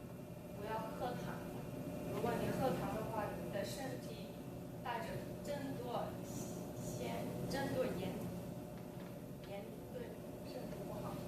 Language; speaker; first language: Chinese; non-native, learner; English